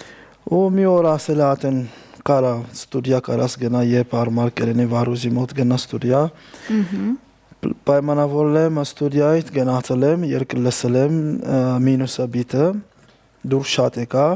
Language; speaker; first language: Armenian; non-native, learner; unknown